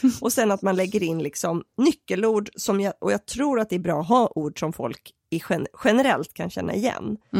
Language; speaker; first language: Swedish; native; Swedish